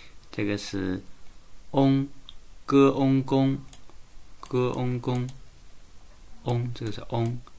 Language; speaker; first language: Chinese; native; Chinese